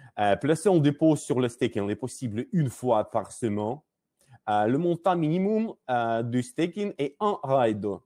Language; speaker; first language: French; non-native, learner; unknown